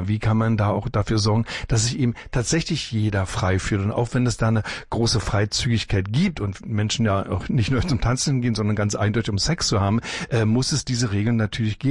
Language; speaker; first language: German; native; German